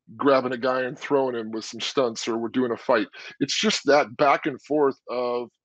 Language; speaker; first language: English; native; English